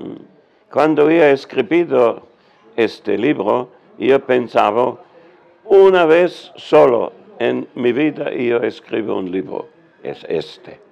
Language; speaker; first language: Spanish; non-native, learner; German